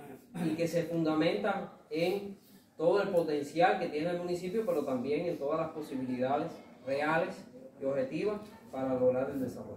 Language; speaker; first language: Spanish; native; Spanish